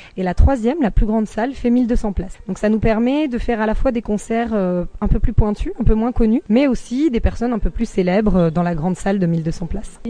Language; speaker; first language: French; native; French